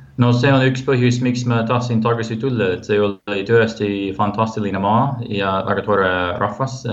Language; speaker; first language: Estonian; non-native, fluent; English